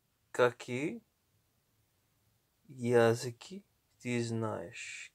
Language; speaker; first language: Russian; non-native, learner; Morisyen